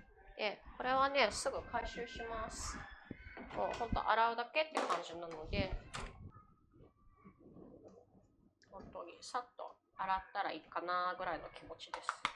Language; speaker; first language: Japanese; native; Japanese